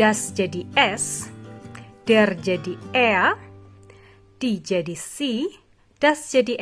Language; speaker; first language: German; non-native, fluent; Indonesian